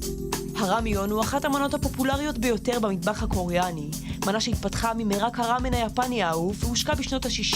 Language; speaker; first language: Hebrew; native; Hebrew